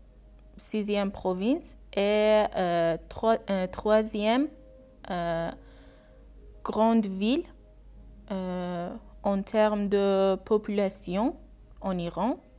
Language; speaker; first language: French; non-native, learner; Persian